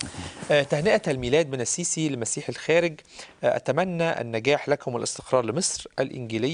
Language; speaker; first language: Arabic; native; Arabic